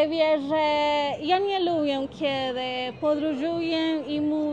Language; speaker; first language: Polish; non-native, learner; Spanish